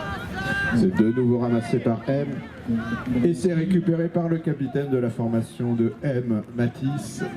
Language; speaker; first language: French; native; French